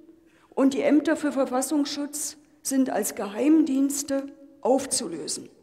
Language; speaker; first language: German; native; German